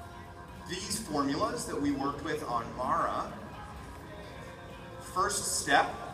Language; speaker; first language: English; native; English